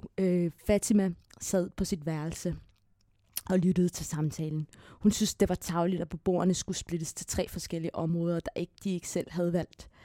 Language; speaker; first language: Danish; early bilingual, other home language; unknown